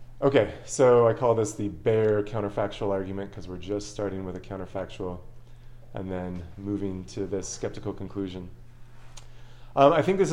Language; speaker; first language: English; native; English